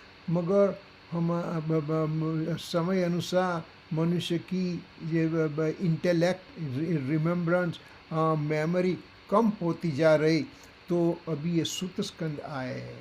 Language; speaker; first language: Hindi; non-native, local second language; Gujarati